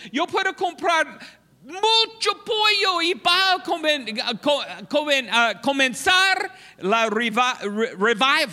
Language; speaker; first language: Spanish; non-native, learner; English